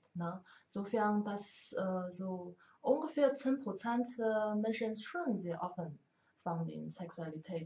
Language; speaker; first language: German; non-native, learner; Chinese